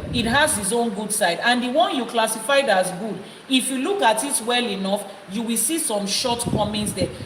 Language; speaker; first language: English; non-native, local second language; Yoruba